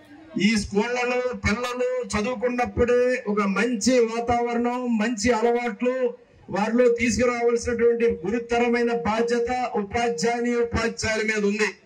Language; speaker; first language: Telugu; native; Telugu